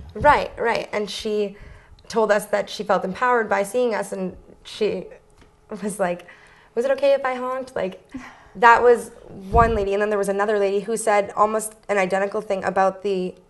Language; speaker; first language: English; native; English